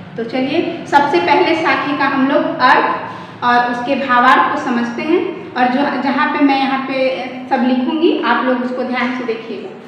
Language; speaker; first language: Hindi; native; Hindi